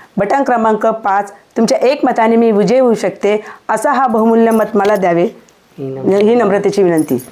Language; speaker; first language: Marathi; native; Marathi